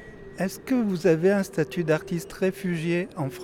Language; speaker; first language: French; native; French